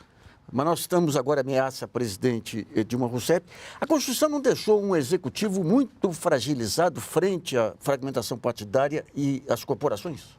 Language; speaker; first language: Portuguese; native; Portuguese